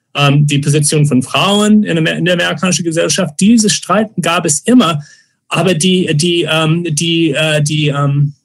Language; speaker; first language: German; non-native, fluent; English